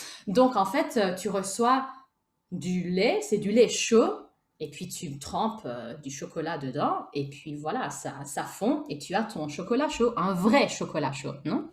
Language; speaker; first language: French; native; French